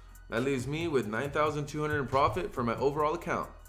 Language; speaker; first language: English; early bilingual, other home language; Spanish